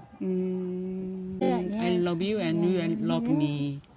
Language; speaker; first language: English; non-native, learner; Korean